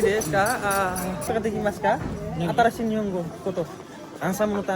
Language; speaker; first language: Japanese; non-native, learner; Nepali